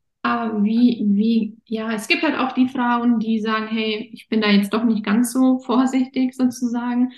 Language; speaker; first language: German; early bilingual, other home language; Russian